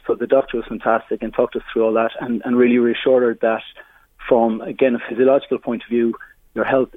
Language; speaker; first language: English; native; English